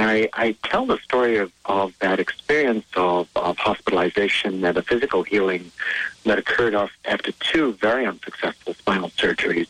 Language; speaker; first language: English; native; English